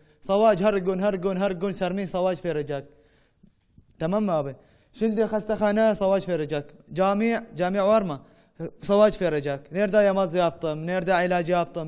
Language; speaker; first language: Turkish; non-native, learner; Arabic